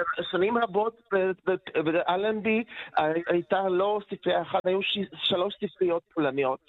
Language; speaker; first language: Hebrew; non-native, fluent; Polish